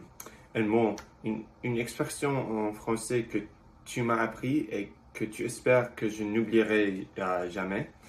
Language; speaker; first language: French; early bilingual, other home language; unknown